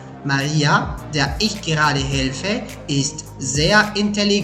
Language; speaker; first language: German; non-native, fluent; Spanish